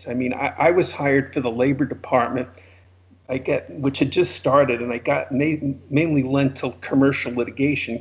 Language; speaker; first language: English; native; English